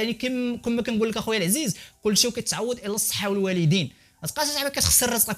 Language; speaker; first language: Arabic; native; Arabic